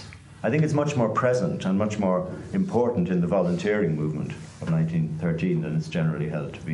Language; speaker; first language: English; native; English